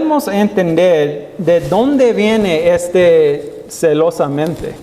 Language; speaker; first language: Spanish; non-native, learner; English